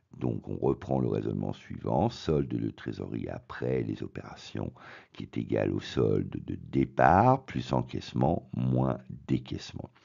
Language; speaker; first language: French; native; French